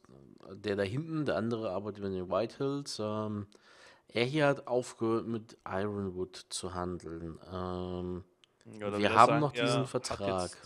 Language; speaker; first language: German; native; German